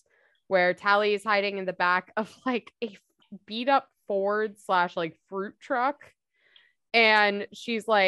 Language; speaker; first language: English; native; English